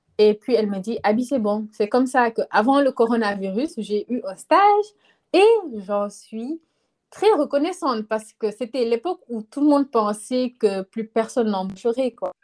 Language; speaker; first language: French; non-native, local second language; Wolof